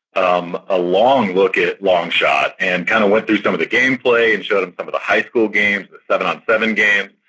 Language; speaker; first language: English; native; English